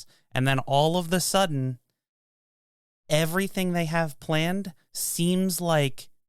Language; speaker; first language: English; native; English